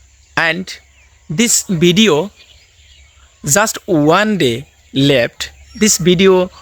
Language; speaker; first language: English; non-native, learner; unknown